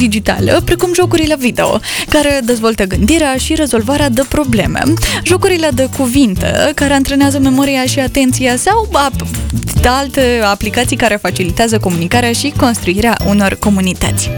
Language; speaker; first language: Romanian; native; Romanian